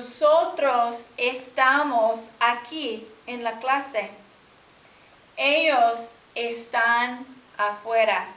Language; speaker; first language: Spanish; non-native, fluent; English